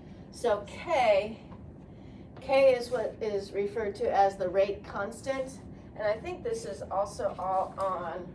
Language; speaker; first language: English; native; English